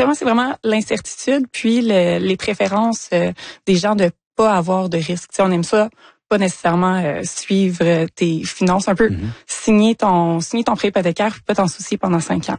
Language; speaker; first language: French; native; French